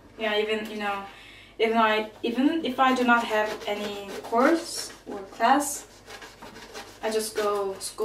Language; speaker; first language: English; non-native, learner; Korean